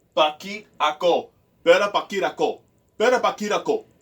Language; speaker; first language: Filipino; non-native, learner; English